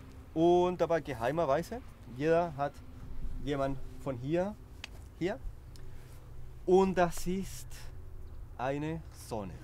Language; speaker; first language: German; native; German